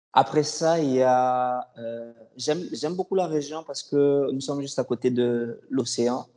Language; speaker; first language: French; non-native, local second language; Lingala